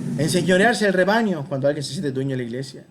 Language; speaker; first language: Spanish; native; Spanish